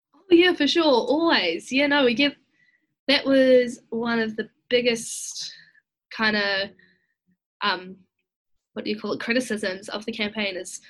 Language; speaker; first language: English; native; English